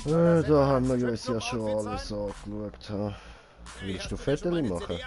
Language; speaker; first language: German; native; German